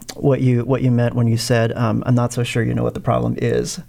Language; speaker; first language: English; non-native, local second language; Filipino